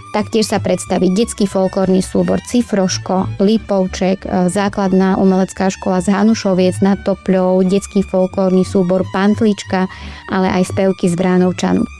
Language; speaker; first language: Slovak; native; Slovak